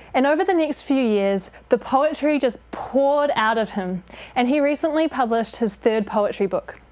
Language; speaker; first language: English; native; English